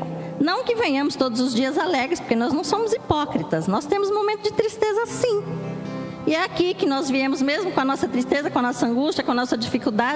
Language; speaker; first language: Portuguese; native; Portuguese